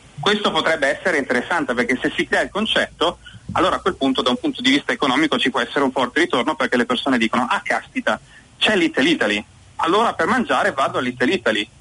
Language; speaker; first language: Italian; native; Italian